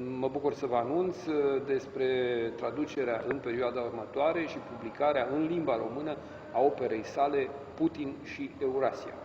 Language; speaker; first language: Romanian; early bilingual, heritage; Romanian